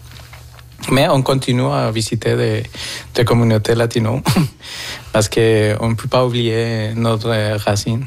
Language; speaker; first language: French; non-native, fluent; Spanish